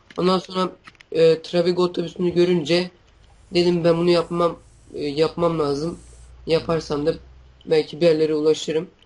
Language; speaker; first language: Turkish; early bilingual, heritage; Turkish